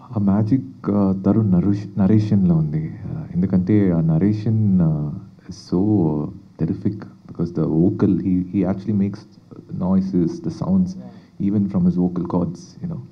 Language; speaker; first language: Telugu; non-native, local second language; Tamil